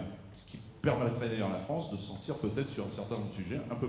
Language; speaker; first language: French; native; French